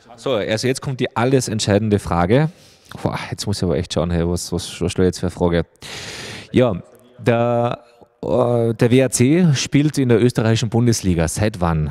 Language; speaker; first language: German; native; German